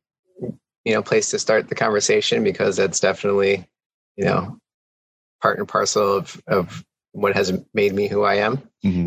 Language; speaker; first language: English; native; English